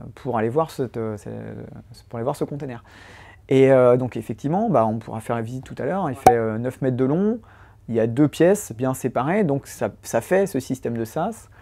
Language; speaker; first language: French; native; French